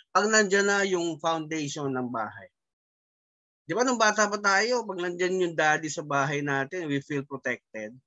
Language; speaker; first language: Filipino; native; Filipino